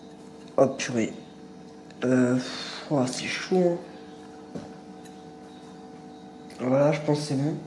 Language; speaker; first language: French; native; French